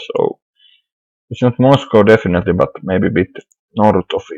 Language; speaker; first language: English; non-native, fluent; Finnish